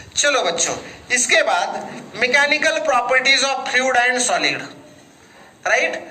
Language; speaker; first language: Hindi; non-native, local second language; Marathi